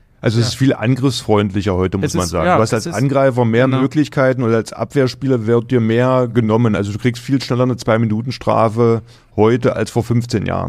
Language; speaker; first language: German; native; German